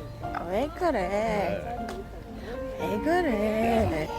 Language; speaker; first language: Korean; non-native, learner; Filipino